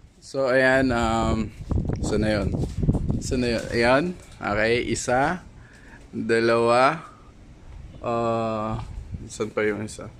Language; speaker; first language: Filipino; native; Filipino